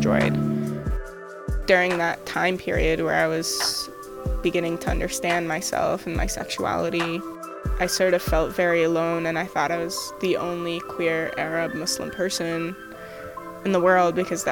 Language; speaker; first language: English; early bilingual, other home language; Arabic